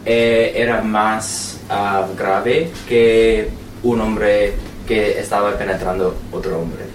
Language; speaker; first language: Spanish; non-native, learner; English